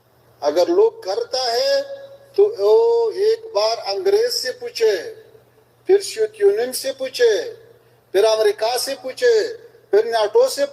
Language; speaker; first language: Hindi; non-native, fluent; Pashto